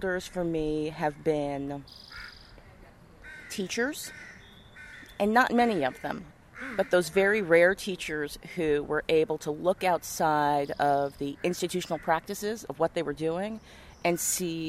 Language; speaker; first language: English; native; English